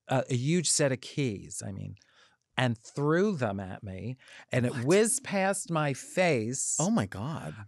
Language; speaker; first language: English; native; English